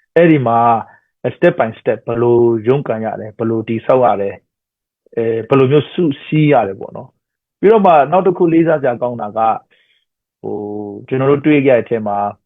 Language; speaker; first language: Burmese; non-native, local second language; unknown